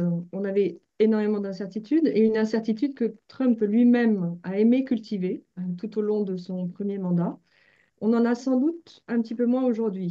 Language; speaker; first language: French; native; French